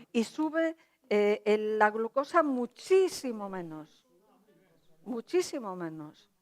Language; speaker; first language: Spanish; non-native, local second language; Galician